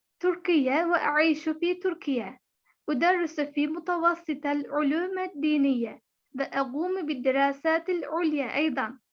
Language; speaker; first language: Arabic; non-native, learner; Turkish